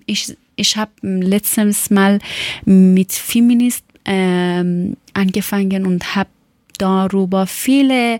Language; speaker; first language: German; non-native, learner; Persian